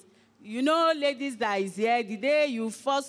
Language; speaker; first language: English; non-native, local second language; Igbo